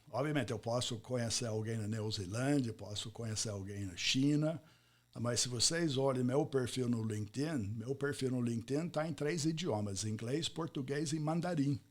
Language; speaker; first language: Portuguese; non-native, fluent; English